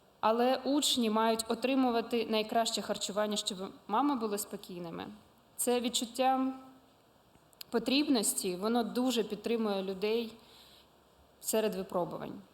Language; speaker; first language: Ukrainian; non-native, local second language; Russian